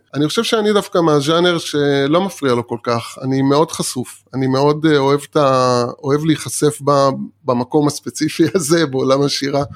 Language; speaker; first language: Hebrew; early bilingual, other home language; Persian